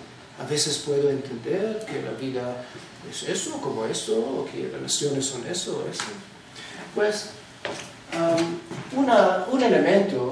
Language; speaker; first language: Spanish; non-native, fluent; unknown